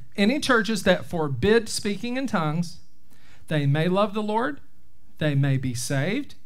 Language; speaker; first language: English; native; English